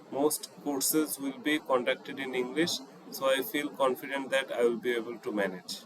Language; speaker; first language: English; non-native, fluent; Bangla